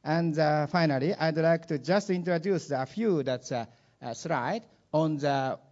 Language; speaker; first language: English; non-native, learner; Japanese